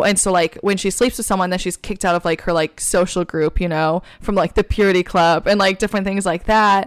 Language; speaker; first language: English; native; English